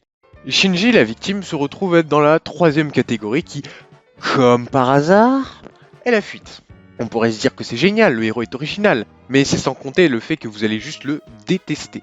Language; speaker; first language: French; native; French